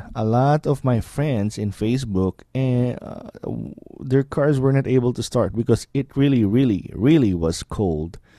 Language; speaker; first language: English; non-native, local second language; Filipino